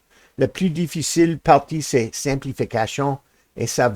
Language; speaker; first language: French; non-native, learner; English